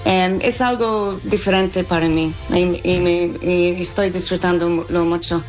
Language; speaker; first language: Spanish; non-native, local second language; English